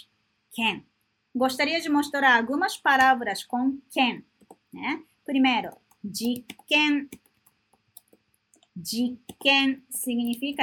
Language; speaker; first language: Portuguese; non-native, fluent; Japanese